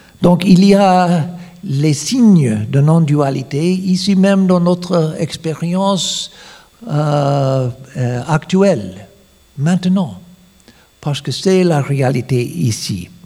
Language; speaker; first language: French; non-native, fluent; English